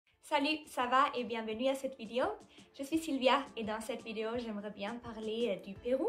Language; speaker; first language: French; non-native, fluent; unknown